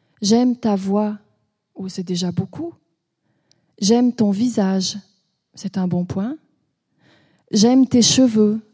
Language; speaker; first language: French; native; French